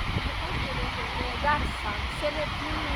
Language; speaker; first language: French; non-native, learner; Portuguese